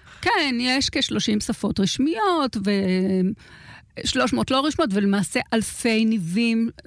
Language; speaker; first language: Hebrew; native; Hebrew